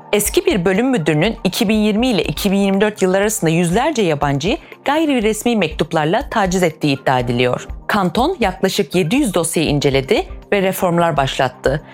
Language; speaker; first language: Turkish; early bilingual, heritage; Turkish